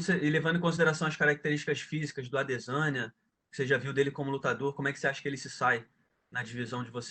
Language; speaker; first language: Portuguese; native; Portuguese